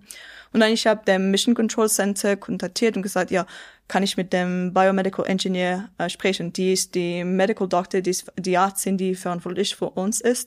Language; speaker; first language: German; non-native, local second language; French